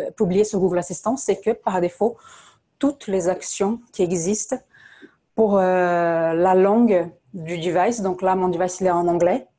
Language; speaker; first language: French; non-native, fluent; Portuguese